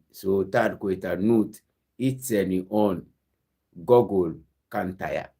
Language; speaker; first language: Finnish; non-native, learner; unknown